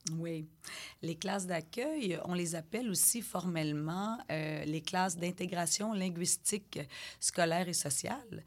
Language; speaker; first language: French; native; French